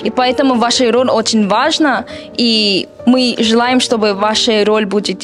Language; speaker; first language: Russian; non-native, learner; Korean